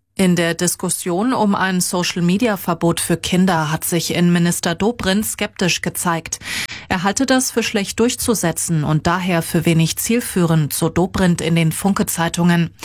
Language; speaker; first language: German; native; German